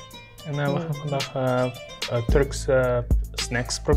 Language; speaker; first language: Dutch; early bilingual, other home language; Turkish